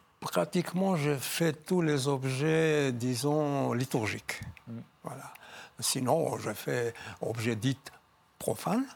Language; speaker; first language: French; non-native, fluent; Georgian